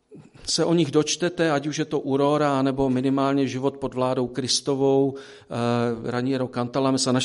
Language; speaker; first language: Czech; native; Czech